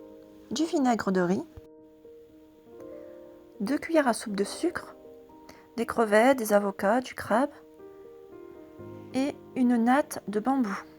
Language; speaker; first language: French; native; French